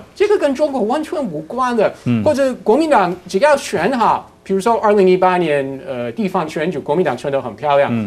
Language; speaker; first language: Chinese; non-native, fluent; English